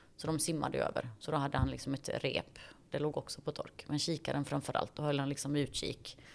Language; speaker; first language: Swedish; early bilingual, other home language; Bosnian